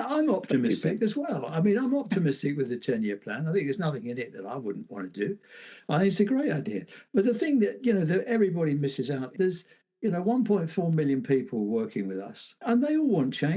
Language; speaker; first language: English; native; English